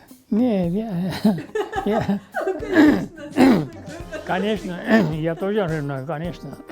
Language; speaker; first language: Russian; non-native, local second language; Armenian